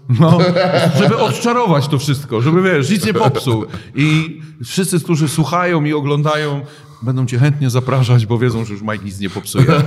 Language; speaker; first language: Polish; native; Polish